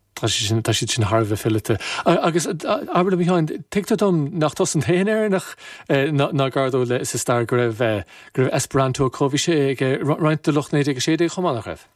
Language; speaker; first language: Irish; native; Irish